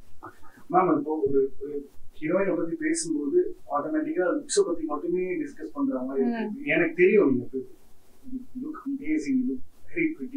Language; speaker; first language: Tamil; native; Tamil